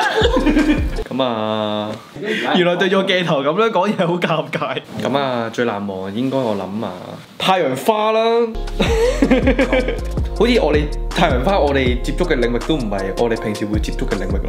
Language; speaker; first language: Chinese; native; Chinese